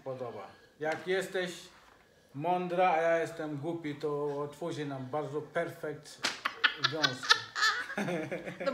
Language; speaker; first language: Polish; non-native, learner; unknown